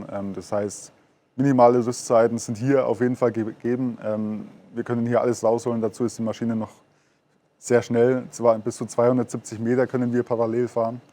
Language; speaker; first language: German; native; German